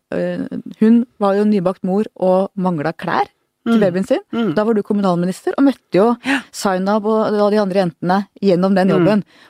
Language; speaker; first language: Norwegian; native; Norwegian